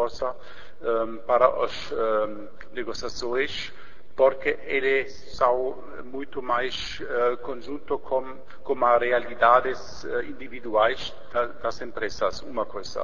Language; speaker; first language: Portuguese; non-native, learner; German